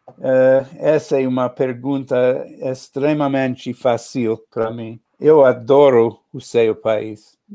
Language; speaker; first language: Portuguese; non-native, learner; English